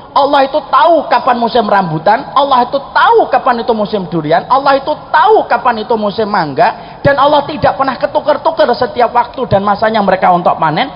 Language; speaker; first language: Indonesian; native; Indonesian